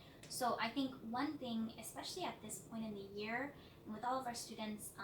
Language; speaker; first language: English; native; English